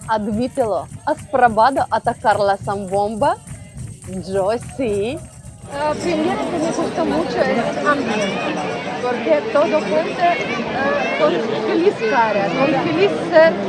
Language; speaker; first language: Spanish; non-native, learner; Ukrainian